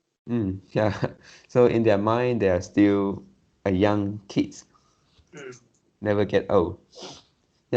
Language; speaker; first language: English; non-native, learner; Chinese